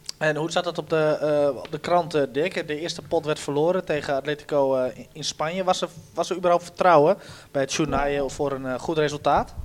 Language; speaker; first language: Dutch; native; Dutch